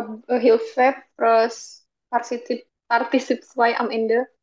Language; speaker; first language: German; non-native, learner; Indonesian